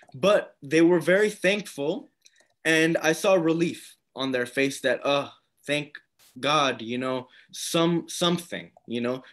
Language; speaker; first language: English; native; English